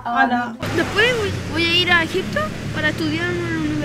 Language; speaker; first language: Spanish; early bilingual, other home language; Urdu